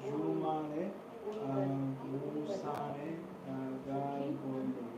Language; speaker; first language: Korean; non-native, learner; English